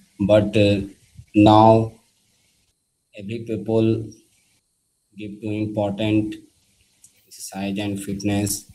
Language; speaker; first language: English; non-native, learner; Hindi